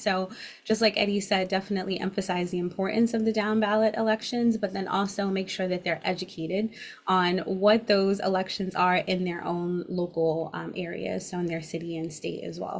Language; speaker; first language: English; native; English